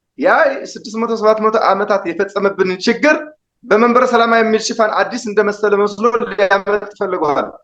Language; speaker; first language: Amharic; non-native, local second language; Tigrinya